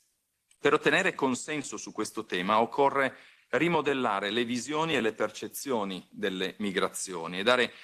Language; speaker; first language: Italian; native; Italian